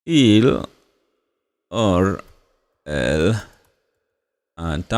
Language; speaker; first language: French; non-native, fluent; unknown